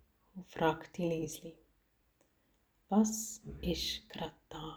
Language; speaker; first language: German; native; German